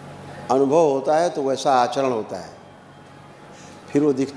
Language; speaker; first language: Hindi; native; Hindi